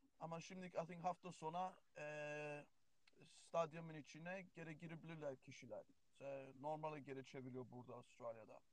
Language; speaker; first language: Turkish; early bilingual, heritage; Turkish